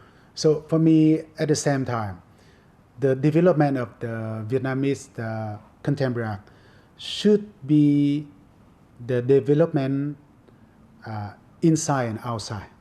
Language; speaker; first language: English; non-native, fluent; Vietnamese